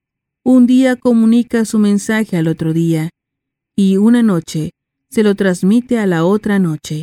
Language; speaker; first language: Spanish; native; Spanish